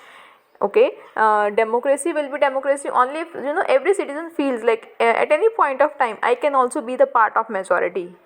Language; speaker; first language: English; non-native, local second language; Hindi